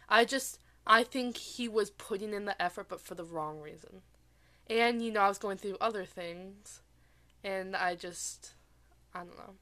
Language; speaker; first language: English; native; English